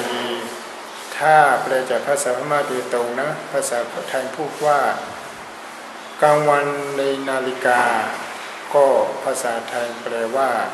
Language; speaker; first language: Thai; non-native, fluent; Burmese